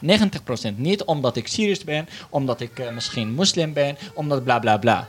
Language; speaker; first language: Dutch; non-native, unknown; Arabic